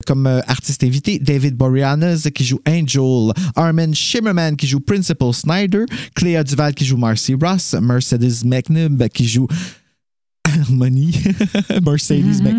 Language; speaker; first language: French; native; French